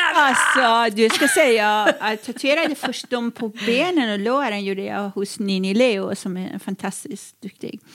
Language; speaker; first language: Swedish; non-native, fluent; Persian